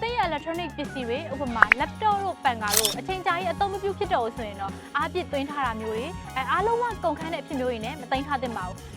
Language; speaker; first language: Burmese; native; Burmese